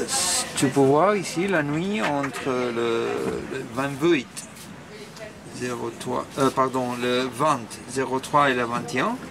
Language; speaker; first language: French; non-native, fluent; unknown